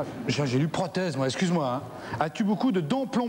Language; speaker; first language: French; native; French